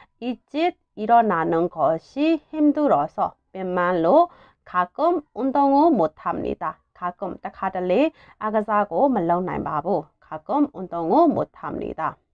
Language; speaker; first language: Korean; non-native, fluent; Burmese